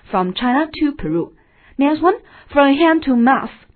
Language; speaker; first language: English; non-native, fluent; Chinese